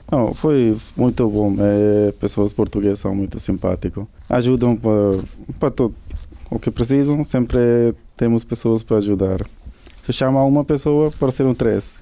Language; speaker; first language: Portuguese; non-native, learner; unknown